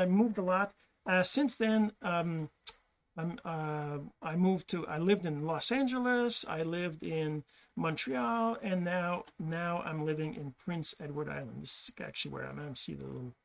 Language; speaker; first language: English; early bilingual, other home language; French